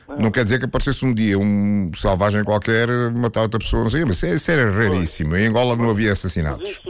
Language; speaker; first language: Portuguese; native; Portuguese